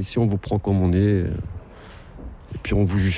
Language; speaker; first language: French; native; French